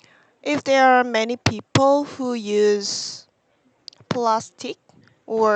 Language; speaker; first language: English; non-native, learner; Korean